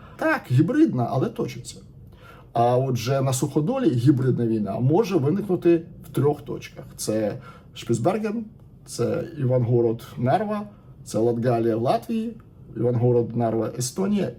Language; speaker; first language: Ukrainian; native; Ukrainian